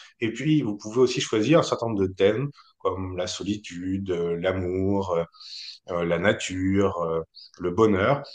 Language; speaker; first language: French; native; French